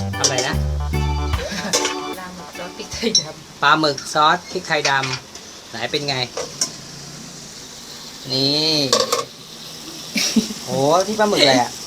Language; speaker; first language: Thai; native; Thai